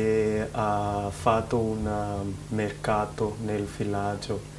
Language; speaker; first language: Italian; non-native, learner; Malagasy